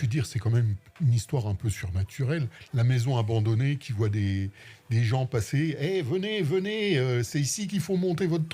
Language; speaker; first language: French; native; French